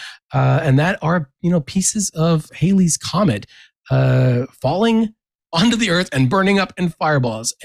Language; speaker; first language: English; native; English